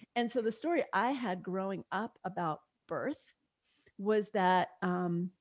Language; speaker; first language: English; native; English